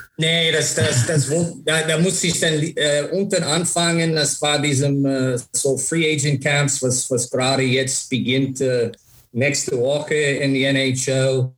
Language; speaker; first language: German; non-native, fluent; English